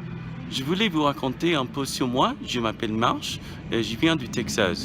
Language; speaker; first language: French; non-native, fluent; English